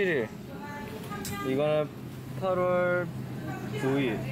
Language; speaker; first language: Korean; early bilingual, heritage; English